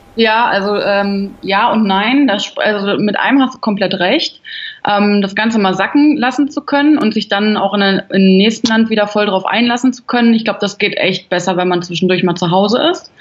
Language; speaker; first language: German; native; German